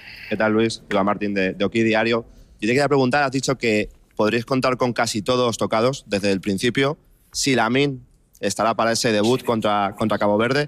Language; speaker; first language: Spanish; native; Spanish